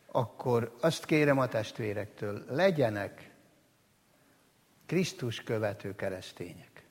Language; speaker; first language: Hungarian; native; Hungarian